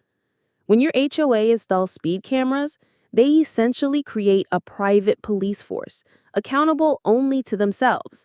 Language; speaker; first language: English; native; English